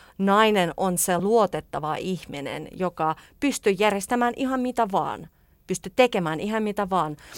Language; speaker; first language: Finnish; non-native, fluent; Russian